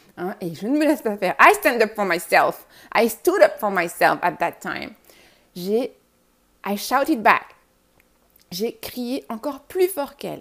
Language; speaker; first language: French; native; French